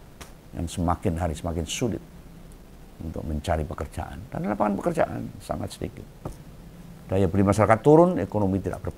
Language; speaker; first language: Indonesian; native; Indonesian